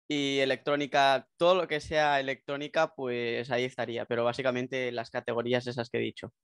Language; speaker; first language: Spanish; native; Spanish